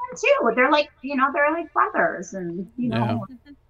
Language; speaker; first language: English; native; English